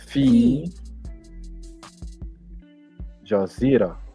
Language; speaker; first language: Arabic; non-native, learner; English